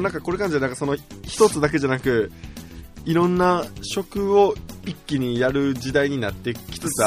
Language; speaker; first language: Japanese; native; Japanese